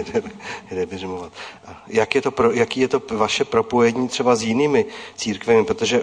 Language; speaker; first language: Czech; native; Czech